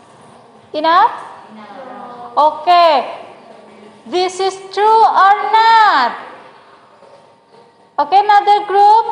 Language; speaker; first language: English; non-native, learner; Indonesian